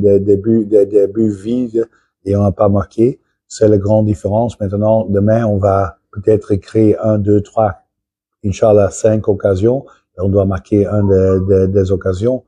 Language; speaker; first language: French; non-native, fluent; Dutch